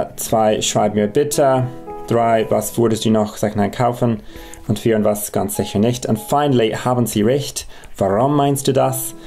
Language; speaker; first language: German; non-native, fluent; English